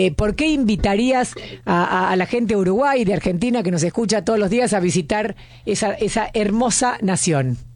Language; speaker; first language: Spanish; native; Spanish